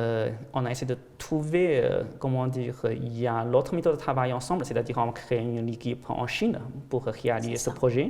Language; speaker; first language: French; non-native, fluent; Chinese